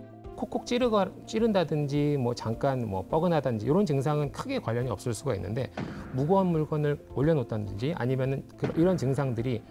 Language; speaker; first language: Korean; native; Korean